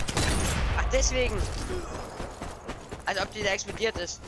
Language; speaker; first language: German; native; German